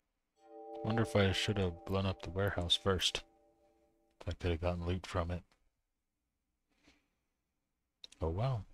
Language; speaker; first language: English; native; English